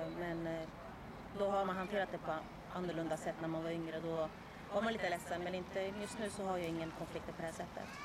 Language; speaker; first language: Swedish; early bilingual, other home language; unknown